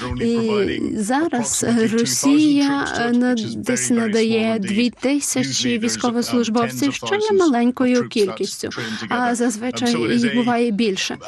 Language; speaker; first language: Ukrainian; non-native, fluent; English